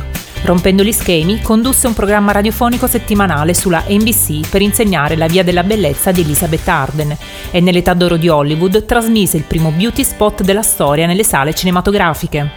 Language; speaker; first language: Italian; native; Italian